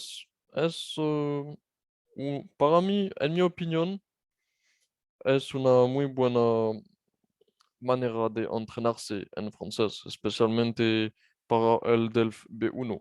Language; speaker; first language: Spanish; non-native, fluent; French